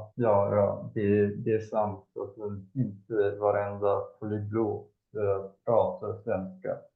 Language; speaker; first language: Swedish; non-native, fluent; Spanish